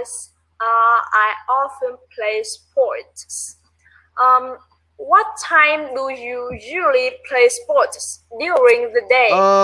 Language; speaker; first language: English; non-native, learner; Vietnamese